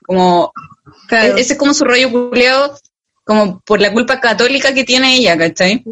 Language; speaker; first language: Spanish; native; Spanish